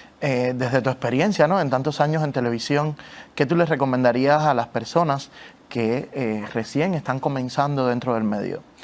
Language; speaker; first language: Spanish; native; Spanish